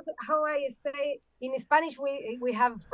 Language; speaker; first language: English; non-native, learner; Spanish